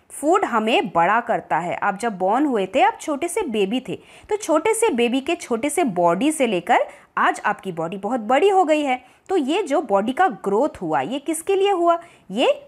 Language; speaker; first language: Hindi; non-native, local second language; Bangla